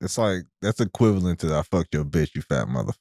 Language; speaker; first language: English; native; English